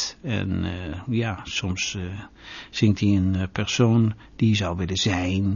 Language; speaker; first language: Dutch; native; Dutch